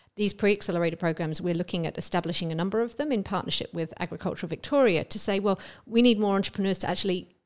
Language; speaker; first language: English; native; English